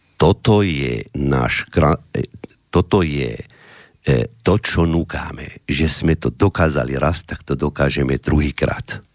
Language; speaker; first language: Slovak; non-native, fluent; Arabic